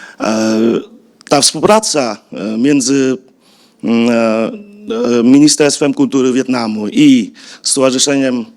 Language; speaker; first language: Polish; non-native, fluent; Vietnamese